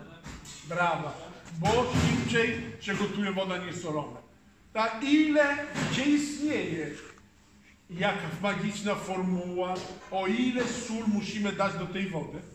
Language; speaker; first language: Polish; non-native, fluent; Italian